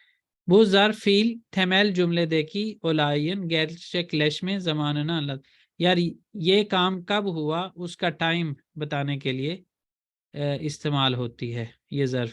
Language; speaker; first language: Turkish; non-native, fluent; Urdu